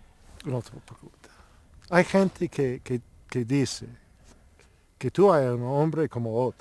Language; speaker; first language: Spanish; non-native, learner; English